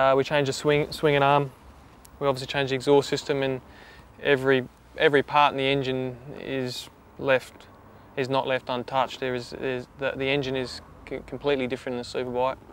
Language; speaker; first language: English; native; English